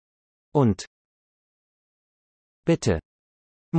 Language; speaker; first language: German; non-native, learner; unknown